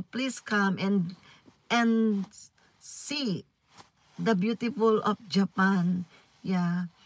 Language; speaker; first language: English; non-native, learner; Filipino